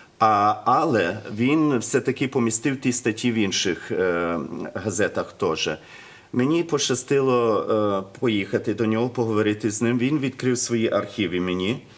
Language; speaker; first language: Ukrainian; early bilingual, heritage; Ukrainian